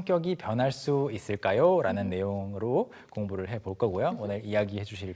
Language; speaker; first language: Korean; native; Korean